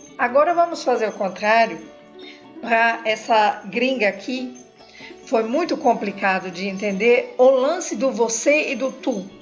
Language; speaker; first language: Portuguese; non-native, fluent; German